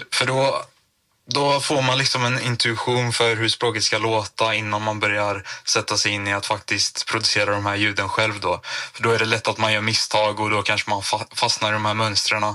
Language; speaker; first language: Swedish; native; Swedish